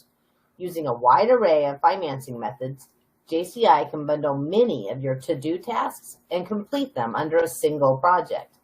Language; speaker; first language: English; native; English